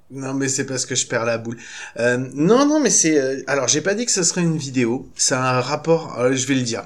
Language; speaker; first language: French; native; French